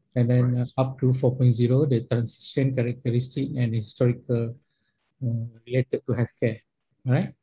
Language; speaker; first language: English; non-native, local second language; Malay